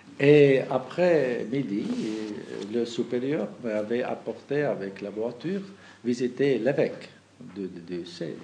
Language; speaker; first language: French; non-native, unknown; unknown